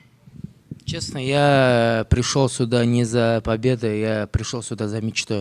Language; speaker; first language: Russian; non-native, local second language; Kazakh